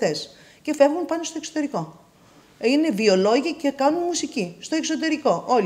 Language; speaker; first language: Greek; native; Greek